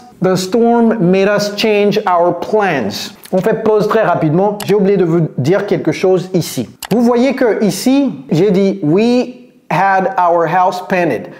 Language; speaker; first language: French; native; French